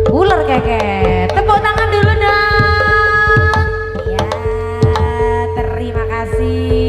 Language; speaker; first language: Indonesian; non-native, local second language; Javanese